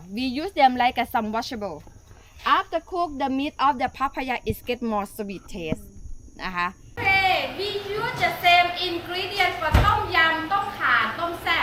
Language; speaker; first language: English; non-native, learner; Thai